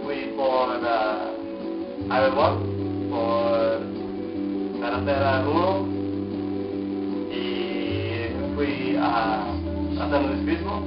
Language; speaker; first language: Spanish; non-native, learner; English